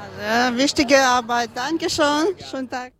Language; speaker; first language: German; non-native, fluent; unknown